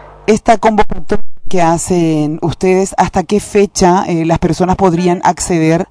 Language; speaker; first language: Spanish; native; Spanish